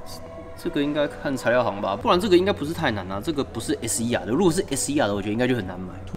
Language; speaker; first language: Chinese; native; Chinese